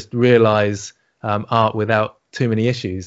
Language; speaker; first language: English; native; English